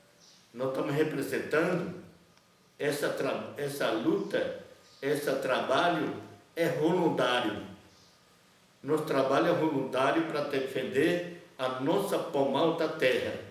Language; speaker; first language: Portuguese; non-native, local second language; Yanomámi